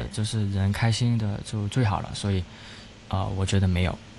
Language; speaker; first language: Chinese; non-native, local second language; Cantonese